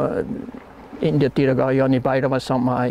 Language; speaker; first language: Nepali; non-native, learner; German